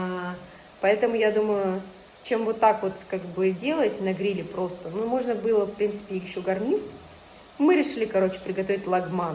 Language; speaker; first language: Russian; native; Russian